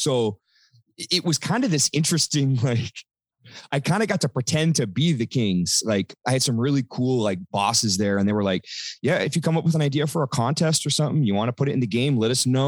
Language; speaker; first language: English; native; English